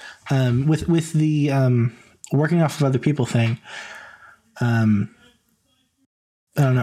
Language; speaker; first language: English; native; English